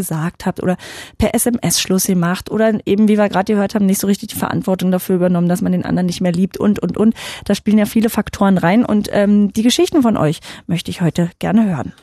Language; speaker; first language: German; native; German